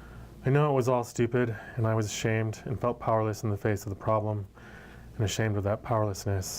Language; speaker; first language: English; native; English